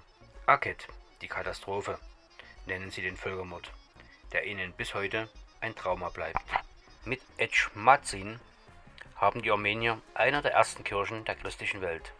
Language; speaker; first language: German; native; German